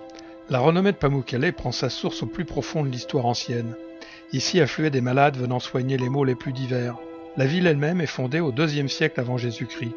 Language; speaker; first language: French; native; French